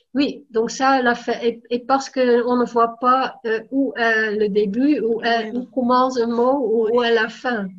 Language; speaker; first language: French; non-native, fluent; Dutch